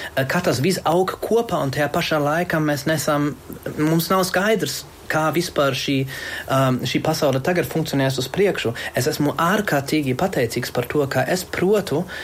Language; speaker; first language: Latvian; non-native, fluent; German